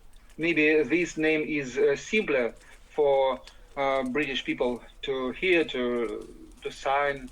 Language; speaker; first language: English; non-native, learner; Ukrainian